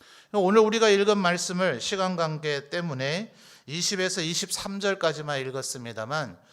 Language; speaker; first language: Korean; native; Korean